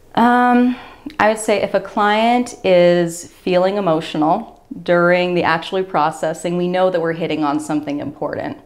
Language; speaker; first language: English; native; English